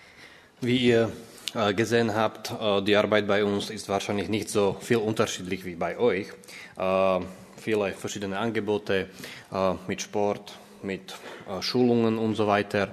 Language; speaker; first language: German; non-native, fluent; Slovak